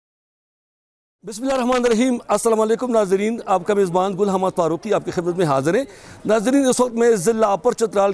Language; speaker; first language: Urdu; non-native, local second language; Khowar